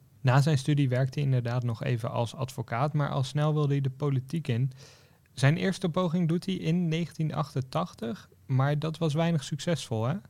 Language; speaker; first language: Dutch; native; Dutch